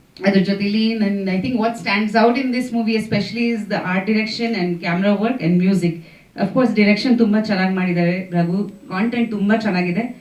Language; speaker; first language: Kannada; non-native, fluent; Bangla